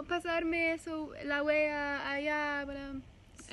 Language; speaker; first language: Spanish; non-native, learner; English